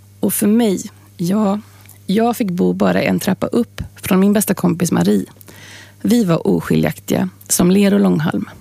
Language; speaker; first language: Swedish; native; Swedish